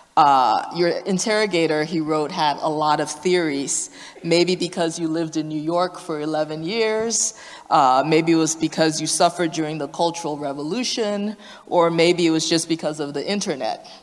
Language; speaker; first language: English; native; English